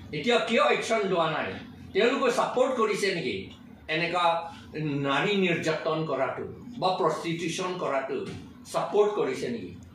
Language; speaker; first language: Assamese; non-native, local second language; Karbi